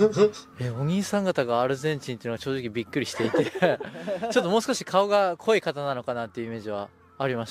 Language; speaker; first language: Japanese; native; Japanese